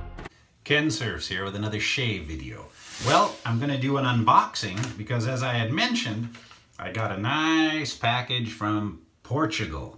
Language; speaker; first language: English; native; English